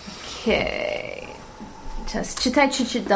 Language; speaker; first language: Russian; non-native, learner; English